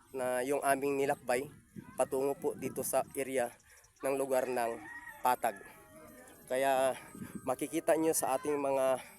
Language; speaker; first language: Filipino; native; Filipino